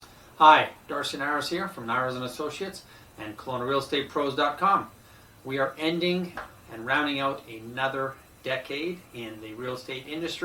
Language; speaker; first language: English; native; English